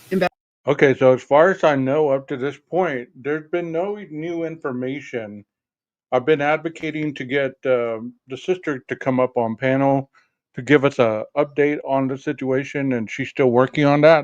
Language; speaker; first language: English; native; English